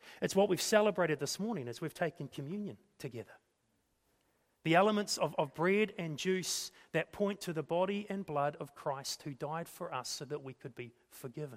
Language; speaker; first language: English; native; English